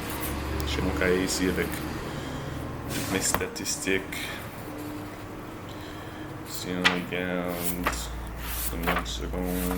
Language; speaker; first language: French; non-native, learner; English